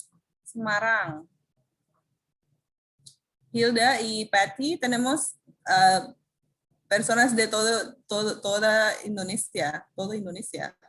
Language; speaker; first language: Spanish; non-native, fluent; Indonesian